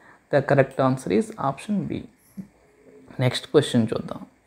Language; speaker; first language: English; non-native, local second language; Telugu